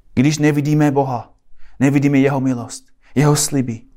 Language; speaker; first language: Czech; non-native, fluent; English